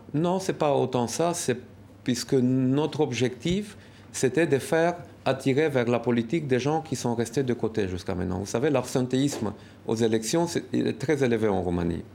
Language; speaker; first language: French; non-native, fluent; Romanian